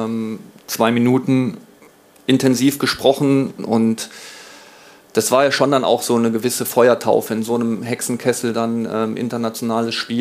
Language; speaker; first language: German; native; German